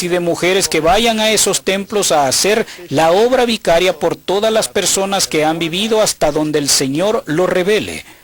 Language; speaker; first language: Spanish; native; Spanish